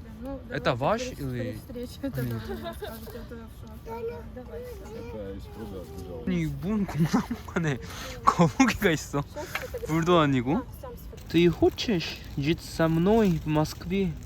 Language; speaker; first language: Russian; non-native, learner; Korean